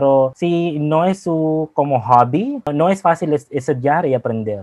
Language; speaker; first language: Spanish; non-native, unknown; Filipino